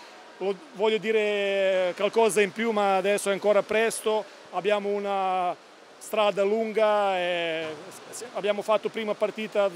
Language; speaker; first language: Italian; non-native, learner; Serbian